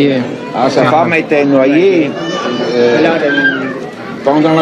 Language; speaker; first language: French; non-native, fluent; Swiss German